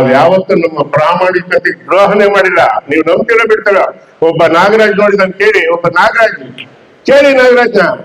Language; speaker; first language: Kannada; native; Kannada